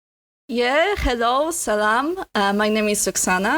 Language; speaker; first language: English; non-native, learner; Polish